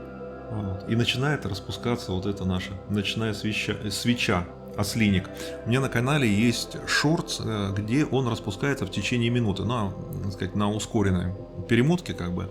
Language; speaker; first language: Russian; native; Russian